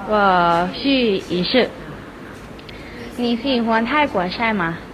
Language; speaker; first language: Chinese; non-native, learner; Thai